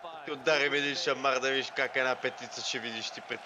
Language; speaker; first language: Bulgarian; native; Bulgarian